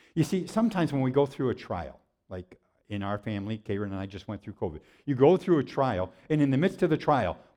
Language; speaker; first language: English; native; English